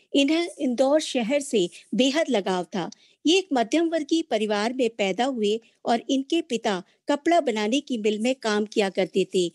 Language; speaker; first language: Hindi; native; Hindi